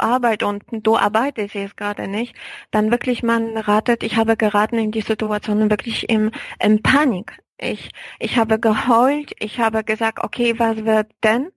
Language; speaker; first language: German; non-native, fluent; Polish